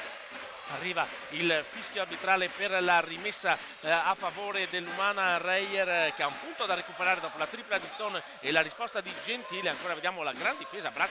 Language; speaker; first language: Italian; native; Italian